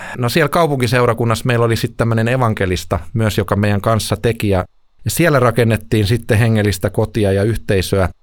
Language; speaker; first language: Finnish; native; Finnish